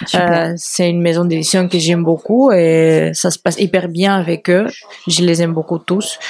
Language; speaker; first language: French; non-native, fluent; Spanish